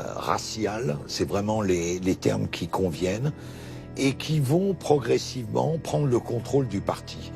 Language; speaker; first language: French; native; French